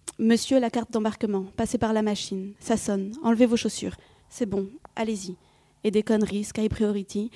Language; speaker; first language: French; early bilingual, other home language; Vietnamese